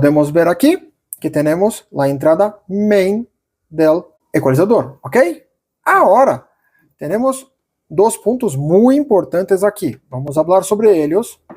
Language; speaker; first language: Spanish; non-native, fluent; Portuguese